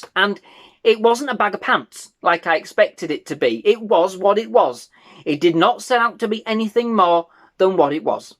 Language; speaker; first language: English; native; English